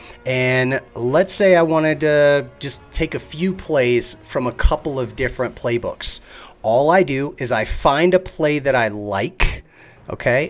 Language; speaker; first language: English; native; English